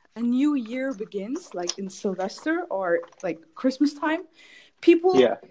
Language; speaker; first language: English; non-native, fluent; German